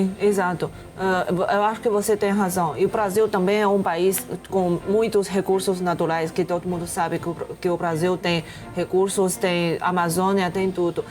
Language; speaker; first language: Portuguese; non-native, fluent; Chinese